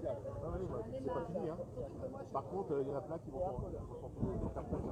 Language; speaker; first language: French; native; French